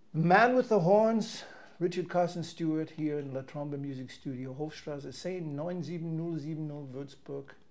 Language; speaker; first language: German; non-native, fluent; English